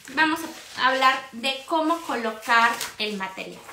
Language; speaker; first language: Spanish; native; Spanish